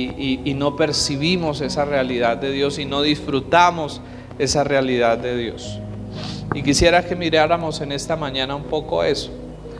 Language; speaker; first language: Spanish; native; Spanish